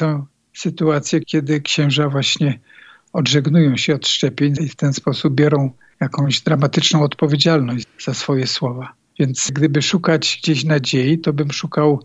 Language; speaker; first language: Polish; native; Polish